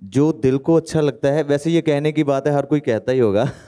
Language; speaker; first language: Hindi; native; Hindi